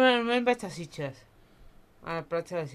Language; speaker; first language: Catalan; non-native, local second language; Spanish